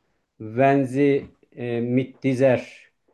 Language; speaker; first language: German; non-native, learner; Turkish